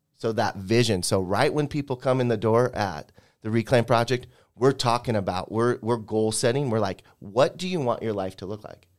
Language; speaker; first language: English; native; English